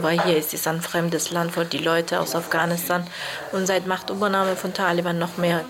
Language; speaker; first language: German; non-native, learner; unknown